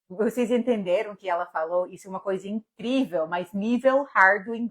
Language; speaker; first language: Portuguese; non-native, fluent; English